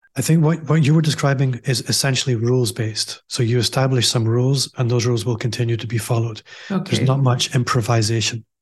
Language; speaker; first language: English; native; English